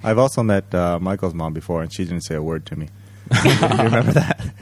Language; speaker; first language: English; early bilingual, other home language; Japanese